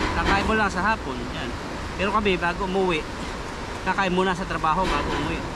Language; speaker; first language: Filipino; native; Filipino